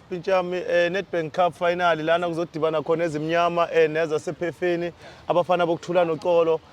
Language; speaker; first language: Zulu; native; Zulu